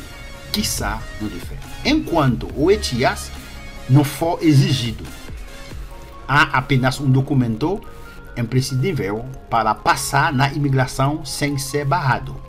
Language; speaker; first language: Portuguese; non-native, learner; Haitian Creole